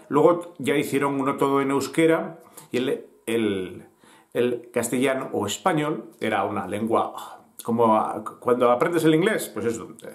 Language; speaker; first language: Spanish; native; Spanish